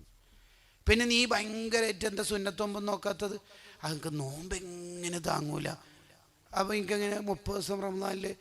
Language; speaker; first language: Malayalam; native; Malayalam